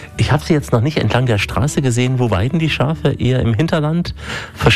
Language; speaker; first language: German; native; German